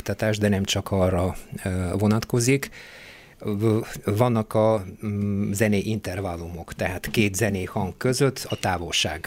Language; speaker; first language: Hungarian; non-native, fluent; Bulgarian